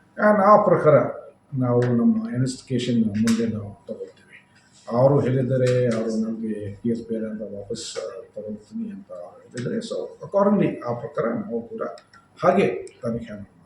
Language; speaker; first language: Kannada; non-native, fluent; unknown